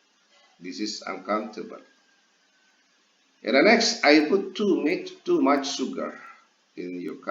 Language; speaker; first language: English; non-native, fluent; Indonesian